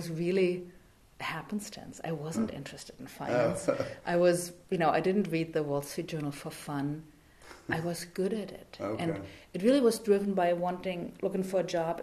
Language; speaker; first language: English; non-native, fluent; German